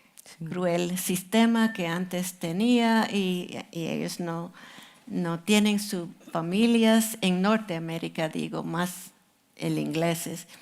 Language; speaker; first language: Spanish; non-native, fluent; English